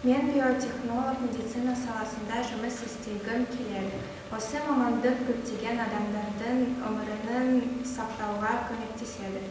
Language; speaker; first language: Kazakh; non-native, learner; Russian